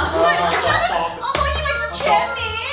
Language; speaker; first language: Chinese; native; Chinese